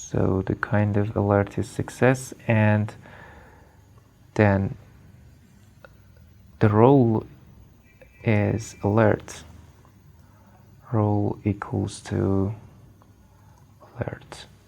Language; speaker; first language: English; non-native, fluent; Persian